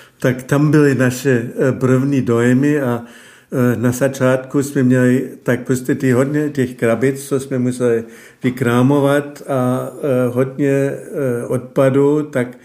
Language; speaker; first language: Czech; non-native, fluent; German